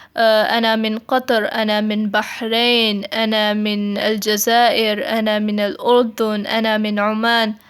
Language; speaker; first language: Arabic; non-native, fluent; Urdu